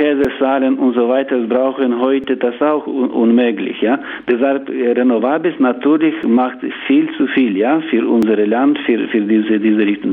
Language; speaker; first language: German; non-native, learner; Ukrainian